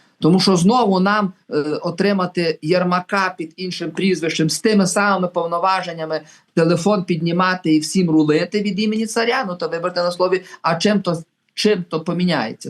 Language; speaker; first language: Ukrainian; native; Ukrainian